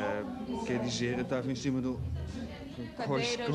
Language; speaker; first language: Portuguese; non-native, fluent; Dutch